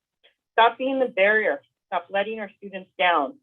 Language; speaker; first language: English; native; English